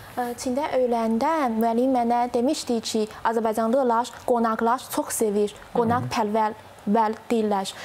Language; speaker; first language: Azerbaijani; non-native, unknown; Chinese